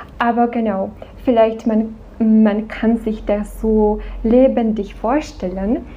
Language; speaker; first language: German; non-native, fluent; Czech